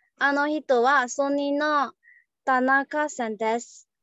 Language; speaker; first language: Japanese; non-native, learner; Burmese